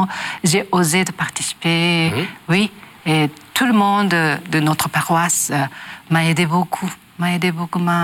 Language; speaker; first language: French; non-native, learner; Japanese